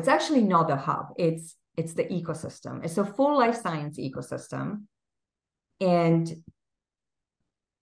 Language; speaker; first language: English; non-native, fluent; Czech